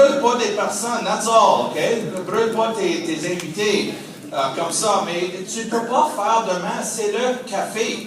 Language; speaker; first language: French; non-native, fluent; English